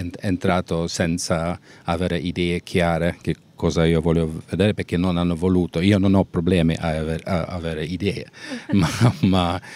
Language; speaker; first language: Italian; non-native, learner; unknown